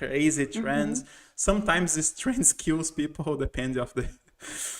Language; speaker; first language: English; non-native, fluent; Portuguese